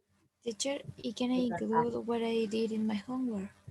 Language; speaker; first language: English; non-native, learner; Spanish